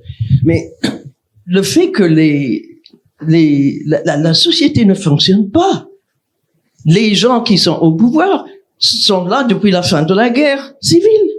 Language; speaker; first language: French; non-native, fluent; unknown